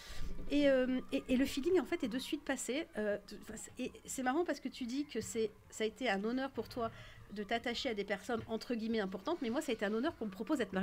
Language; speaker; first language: French; native; French